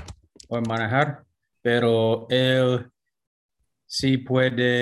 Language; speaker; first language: Spanish; non-native, learner; English